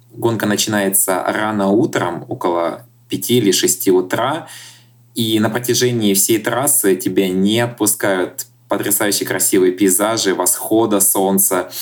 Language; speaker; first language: Russian; native; Russian